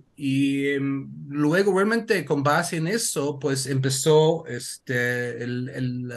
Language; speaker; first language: Spanish; non-native, fluent; English